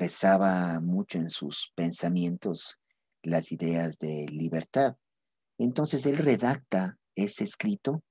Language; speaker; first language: Spanish; native; Spanish